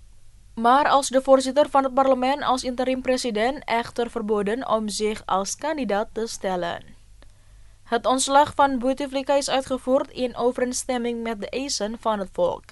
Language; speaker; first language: Dutch; non-native, learner; Indonesian